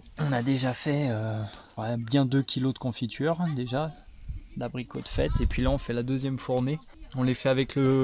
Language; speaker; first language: French; native; French